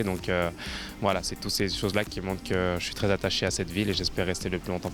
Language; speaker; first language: French; native; French